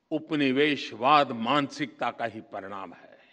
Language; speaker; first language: Hindi; non-native, local second language; Gujarati